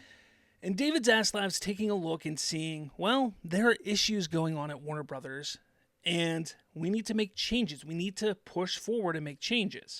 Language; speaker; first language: English; native; English